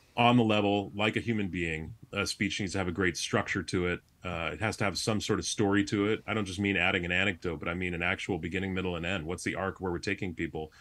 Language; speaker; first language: English; native; English